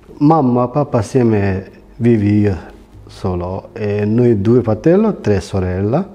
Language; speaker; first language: Italian; non-native, learner; Bangla